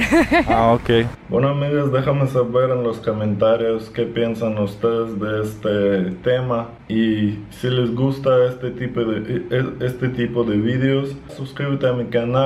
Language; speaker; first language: Spanish; non-native, fluent; Russian